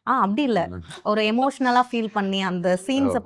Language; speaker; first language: Tamil; native; Tamil